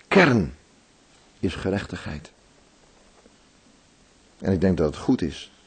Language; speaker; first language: Dutch; native; Dutch